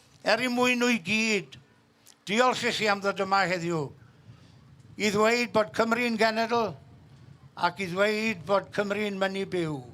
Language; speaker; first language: Welsh; native; Welsh